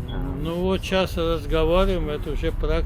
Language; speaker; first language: Russian; non-native, local second language; Armenian